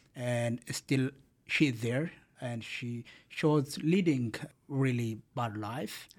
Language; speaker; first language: English; non-native, fluent; Amharic